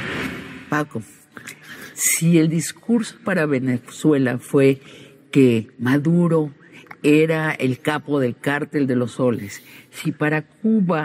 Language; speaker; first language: Spanish; native; Spanish